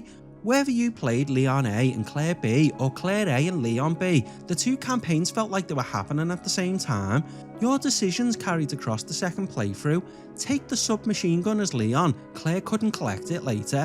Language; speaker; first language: English; native; English